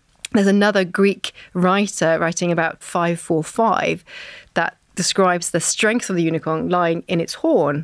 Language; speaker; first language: English; non-native, fluent; Norwegian